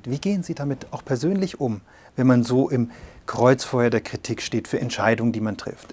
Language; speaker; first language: German; native; German